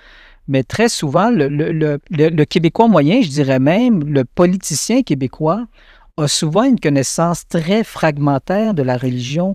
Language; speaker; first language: French; native; French